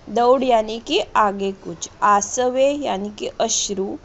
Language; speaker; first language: Hindi; non-native, local second language; Marathi